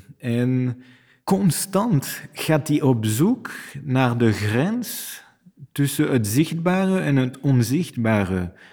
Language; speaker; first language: Dutch; non-native, fluent; French